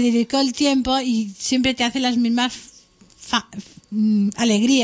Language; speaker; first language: Spanish; native; Spanish